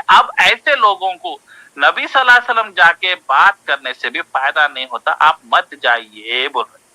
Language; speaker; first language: Urdu; native; Urdu